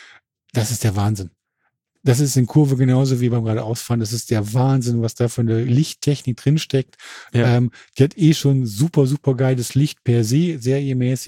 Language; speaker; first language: German; native; German